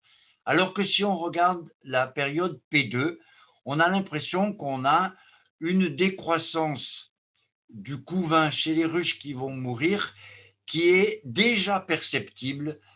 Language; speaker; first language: French; native; French